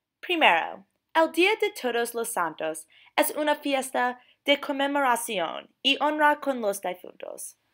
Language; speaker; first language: Spanish; non-native, learner; English